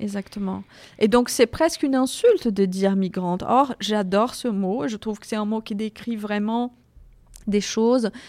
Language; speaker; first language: French; non-native, fluent; Portuguese